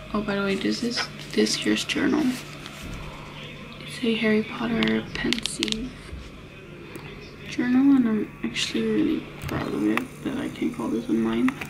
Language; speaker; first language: English; non-native, fluent; Dutch